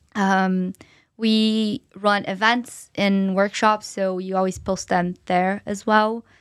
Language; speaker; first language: English; non-native, fluent; Portuguese